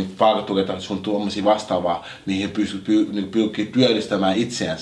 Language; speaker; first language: Finnish; early bilingual, other home language; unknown